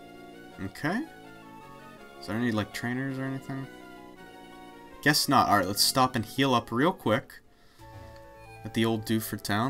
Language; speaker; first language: English; native; English